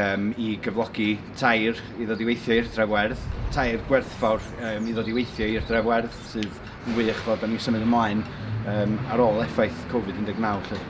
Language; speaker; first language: Welsh; native; Welsh